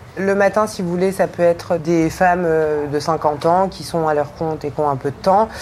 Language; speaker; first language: French; native; French